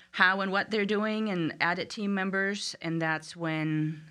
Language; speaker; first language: English; non-native, fluent; German